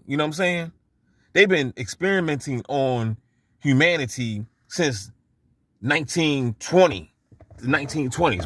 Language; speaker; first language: English; native; English